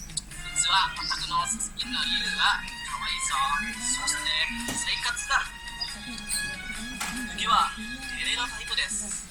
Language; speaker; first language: Japanese; non-native, learner; Indonesian